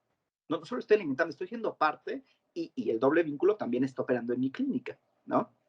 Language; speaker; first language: Spanish; native; Spanish